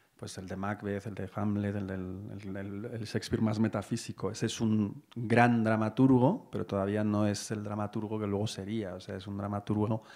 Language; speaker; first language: Spanish; native; Spanish